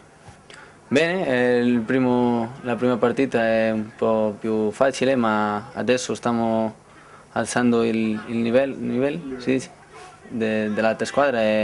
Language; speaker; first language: Italian; non-native, learner; Spanish